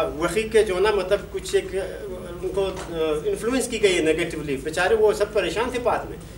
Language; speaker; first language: Urdu; non-native, local second language; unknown